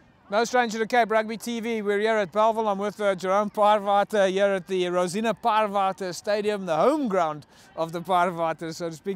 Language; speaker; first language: English; non-native, local second language; Afrikaans